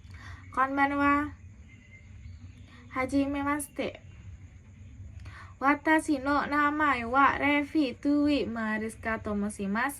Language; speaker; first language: Japanese; non-native, learner; Indonesian